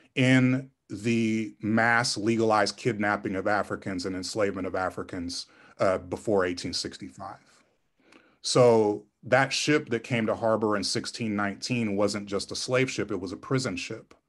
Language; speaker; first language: English; native; English